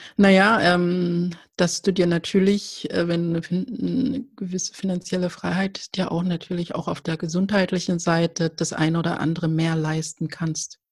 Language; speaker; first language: German; early bilingual, other home language; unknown